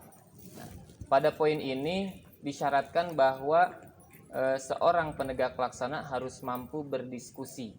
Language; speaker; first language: Indonesian; native; Indonesian